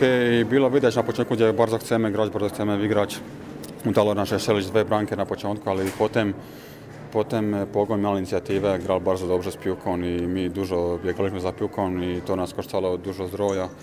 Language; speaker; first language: Polish; non-native, fluent; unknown